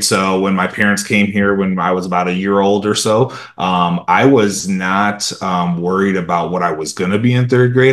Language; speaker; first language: English; early bilingual, other home language; Romanian